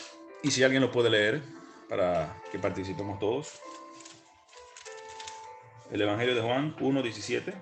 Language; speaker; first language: Spanish; native; Spanish